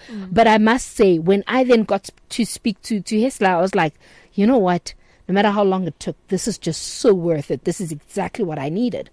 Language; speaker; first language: English; non-native, local second language; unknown